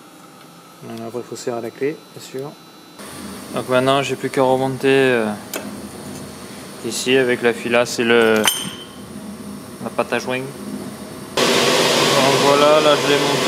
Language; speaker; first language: French; native; French